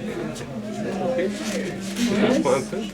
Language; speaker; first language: French; non-native, learner; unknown